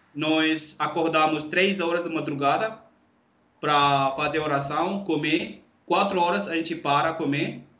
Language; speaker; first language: Portuguese; non-native, fluent; Urdu